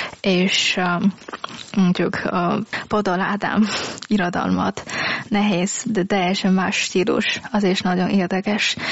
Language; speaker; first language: Hungarian; non-native, learner; Chinese